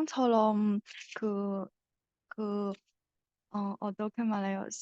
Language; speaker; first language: Korean; non-native, learner; Chinese